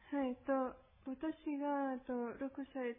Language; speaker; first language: Japanese; non-native, learner; Spanish